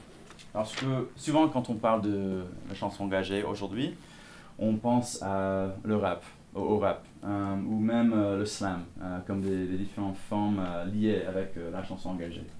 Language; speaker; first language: French; non-native, fluent; English